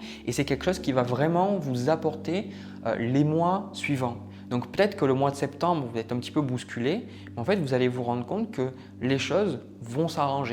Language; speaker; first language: French; native; French